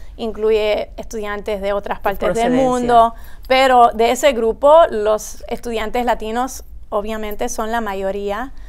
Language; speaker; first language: Spanish; early bilingual, heritage; Spanish